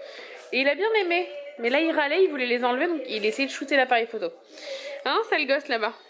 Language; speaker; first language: French; native; French